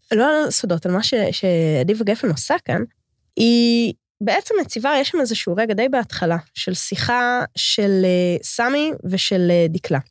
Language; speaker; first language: Hebrew; native; Hebrew